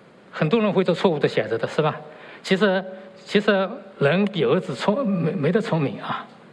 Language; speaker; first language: Chinese; native; Chinese